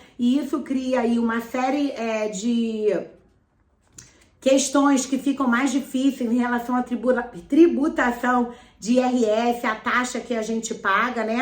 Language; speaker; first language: Portuguese; native; Portuguese